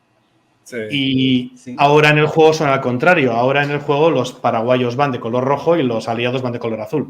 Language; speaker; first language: Spanish; native; Spanish